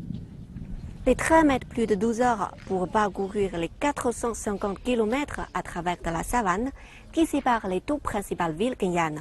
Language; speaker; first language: French; non-native, fluent; Chinese